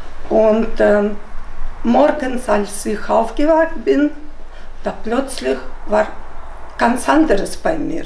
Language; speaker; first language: German; non-native, fluent; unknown